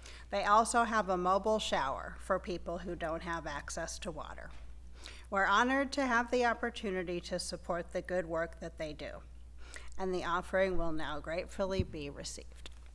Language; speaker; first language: English; native; English